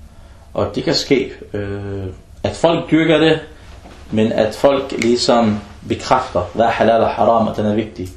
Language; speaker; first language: Danish; early bilingual, other home language; Arabic